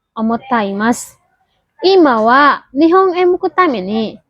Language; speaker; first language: Japanese; non-native, learner; Indonesian